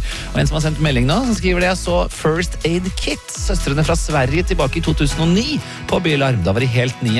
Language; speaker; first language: Norwegian; native; Norwegian